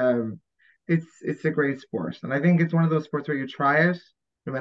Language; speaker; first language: English; native; English